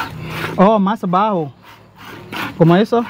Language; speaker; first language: Spanish; non-native, learner; English